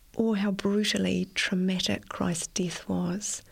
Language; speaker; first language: English; native; English